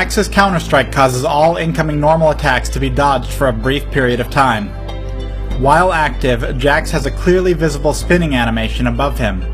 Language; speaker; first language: English; native; English